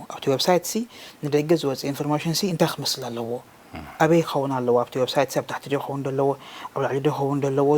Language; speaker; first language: Tigrinya; non-native, local second language; Afar